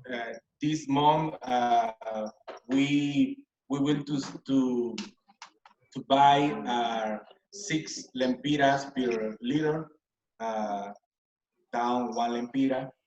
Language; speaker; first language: English; non-native, learner; Spanish